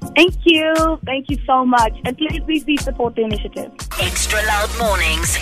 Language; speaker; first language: English; non-native, local second language; Zulu